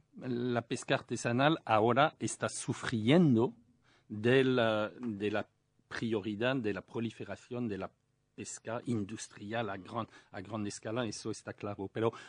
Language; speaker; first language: Spanish; non-native, fluent; French